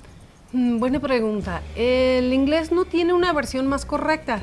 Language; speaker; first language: Spanish; non-native, fluent; English